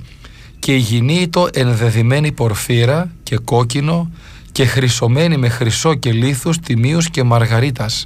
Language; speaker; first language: Greek; native; Greek